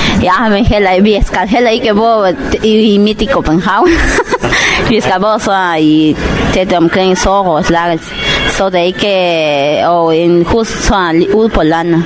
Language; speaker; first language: Danish; non-native, learner; Spanish